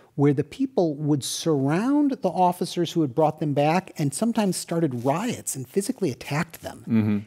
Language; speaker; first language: English; native; English